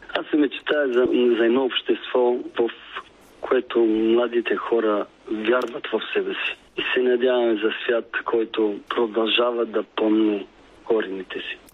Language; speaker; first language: Bulgarian; non-native, fluent; Italian